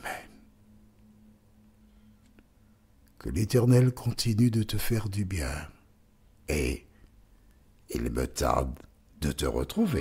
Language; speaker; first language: French; native; French